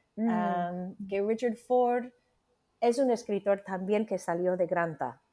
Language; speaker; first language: Spanish; non-native, fluent; English